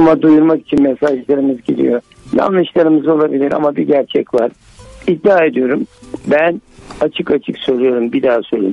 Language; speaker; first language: Turkish; native; Turkish